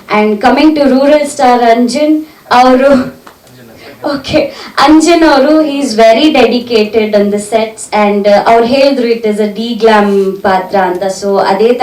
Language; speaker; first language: Kannada; native; Kannada